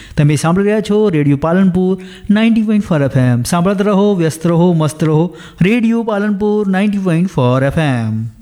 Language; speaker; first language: Gujarati; native; Gujarati